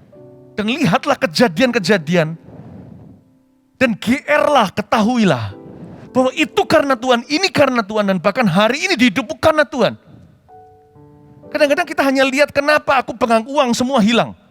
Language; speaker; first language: Indonesian; native; Indonesian